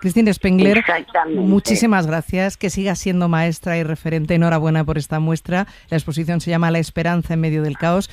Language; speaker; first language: Spanish; native; Spanish